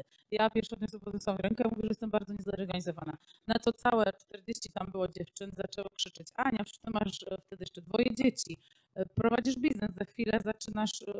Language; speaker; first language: Polish; native; Polish